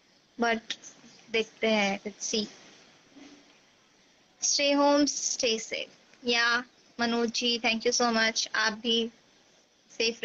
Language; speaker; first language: Hindi; native; Hindi